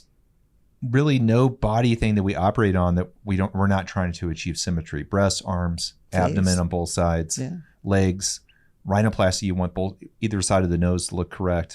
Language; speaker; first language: English; native; English